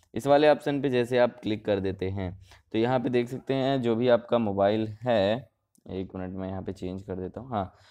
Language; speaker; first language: Hindi; native; Hindi